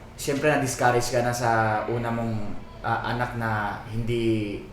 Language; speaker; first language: Filipino; native; Filipino